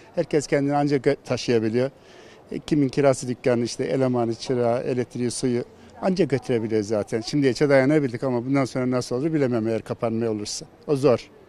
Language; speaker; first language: Turkish; native; Turkish